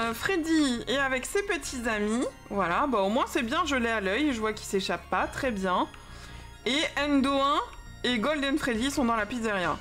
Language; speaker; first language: French; native; French